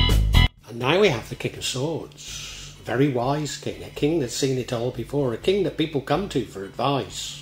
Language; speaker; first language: English; native; English